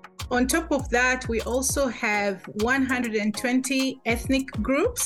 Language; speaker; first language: English; non-native, local second language; Swahili